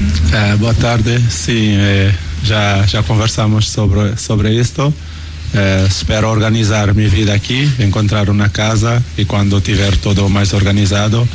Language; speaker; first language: Portuguese; non-native, local second language; Kabuverdianu